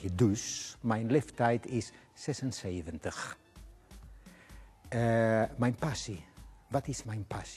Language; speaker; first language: Dutch; non-native, fluent; Spanish